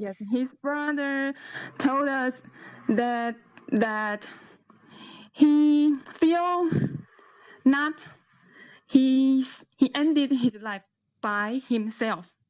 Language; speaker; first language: English; non-native, learner; Chinese